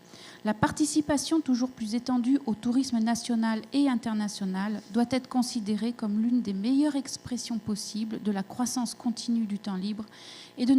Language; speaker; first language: French; native; French